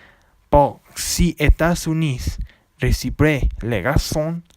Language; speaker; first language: French; non-native, learner; Spanish